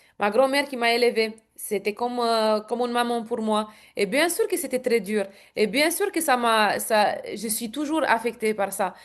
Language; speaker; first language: French; non-native, fluent; Romanian